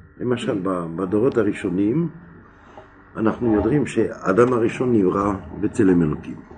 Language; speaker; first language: Hebrew; non-native, fluent; French